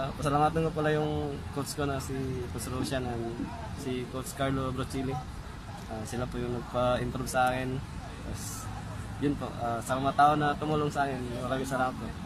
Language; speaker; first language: Filipino; non-native, local second language; Cebuano